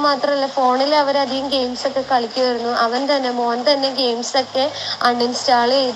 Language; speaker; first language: Malayalam; native; Malayalam